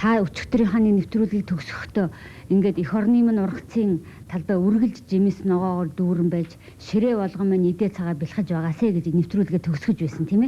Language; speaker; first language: Mongolian; native; Mongolian